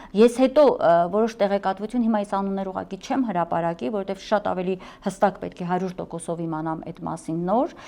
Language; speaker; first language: Armenian; native; Armenian